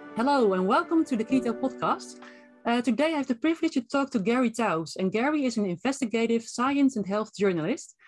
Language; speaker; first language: English; non-native, fluent; Dutch